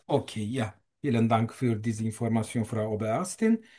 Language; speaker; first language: German; non-native, fluent; Turkish